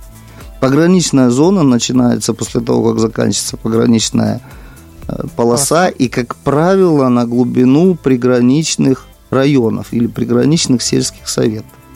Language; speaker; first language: Russian; native; Russian